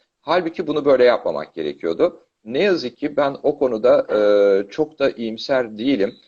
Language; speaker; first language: Turkish; native; Turkish